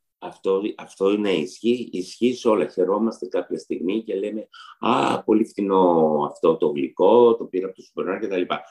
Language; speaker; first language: Greek; early bilingual, heritage; Greek